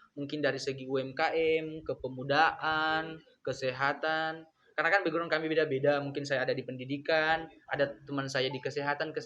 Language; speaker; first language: Indonesian; non-native, local second language; Buginese